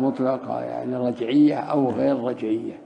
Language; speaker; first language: Arabic; native; Arabic